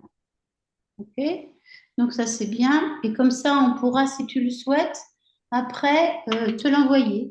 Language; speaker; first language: French; native; French